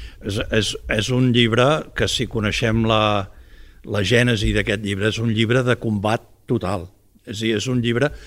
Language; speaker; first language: Catalan; early bilingual, heritage; Catalan